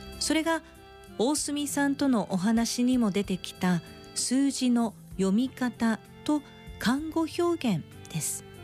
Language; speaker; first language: Japanese; native; Japanese